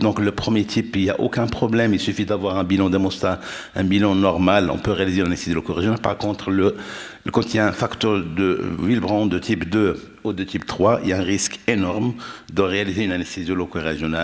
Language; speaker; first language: French; non-native, local second language; Arabic